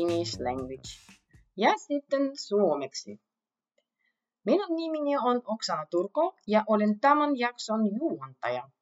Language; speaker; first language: Finnish; non-native, learner; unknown